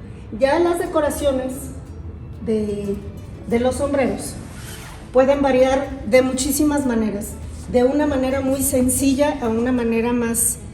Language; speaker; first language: Spanish; native; Spanish